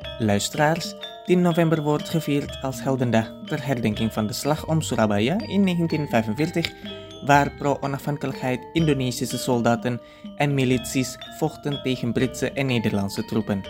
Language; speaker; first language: Dutch; non-native, fluent; Indonesian